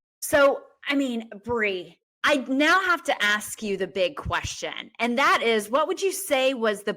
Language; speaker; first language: English; native; English